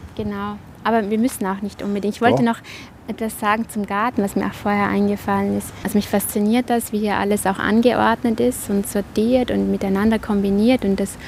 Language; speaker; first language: German; native; German